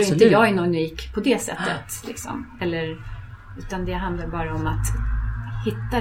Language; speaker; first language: Swedish; native; Swedish